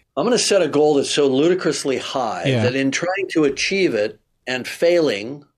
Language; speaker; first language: English; native; English